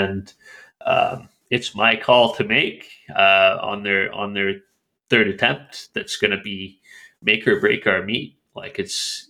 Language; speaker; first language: English; native; English